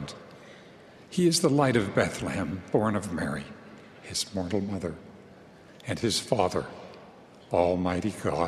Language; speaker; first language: English; native; English